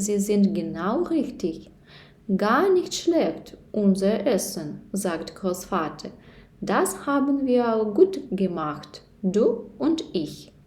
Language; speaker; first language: German; non-native, learner; Ukrainian